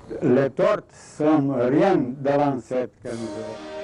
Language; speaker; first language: French; non-native, fluent; Serbian